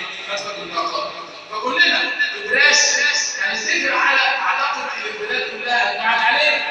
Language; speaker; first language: Arabic; native; Arabic